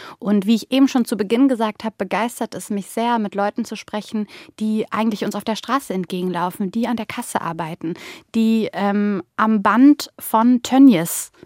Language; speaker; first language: German; early bilingual, other home language; Bulgarian